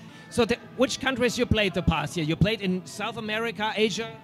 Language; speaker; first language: English; non-native, fluent; German